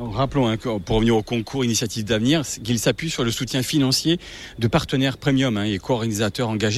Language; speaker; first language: French; native; French